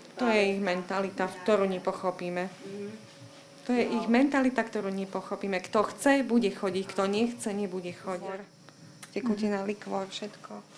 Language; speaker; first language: Slovak; native; Slovak